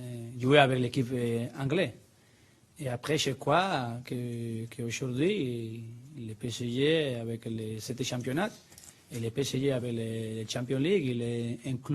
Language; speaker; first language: French; non-native, learner; Spanish